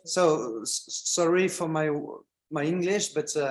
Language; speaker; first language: English; non-native, learner; French